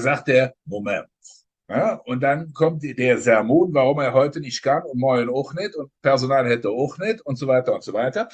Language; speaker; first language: German; native; German